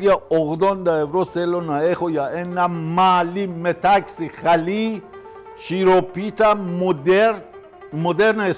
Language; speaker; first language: Greek; non-native, learner; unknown